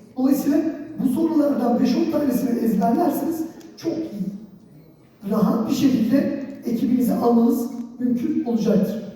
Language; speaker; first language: Turkish; native; Turkish